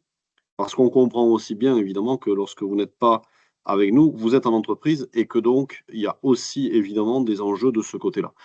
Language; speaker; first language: French; native; French